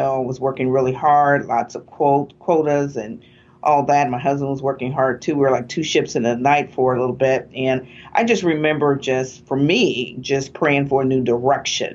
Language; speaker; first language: English; native; English